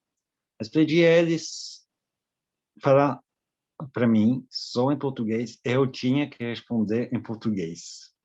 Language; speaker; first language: Portuguese; non-native, fluent; French